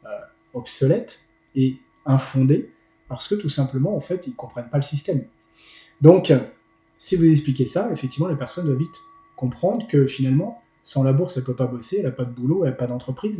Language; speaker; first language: French; native; French